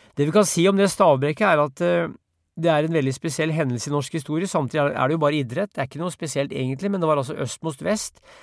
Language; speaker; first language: Norwegian; native; Norwegian